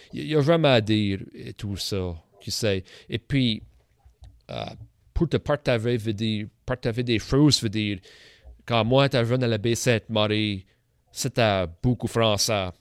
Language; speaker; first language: French; native; French